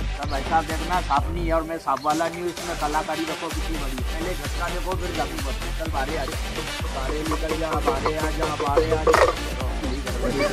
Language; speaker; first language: Hindi; non-native, local second language; Bangla